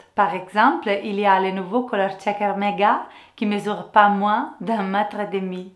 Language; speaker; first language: French; non-native, fluent; Italian